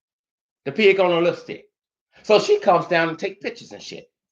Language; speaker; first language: English; native; English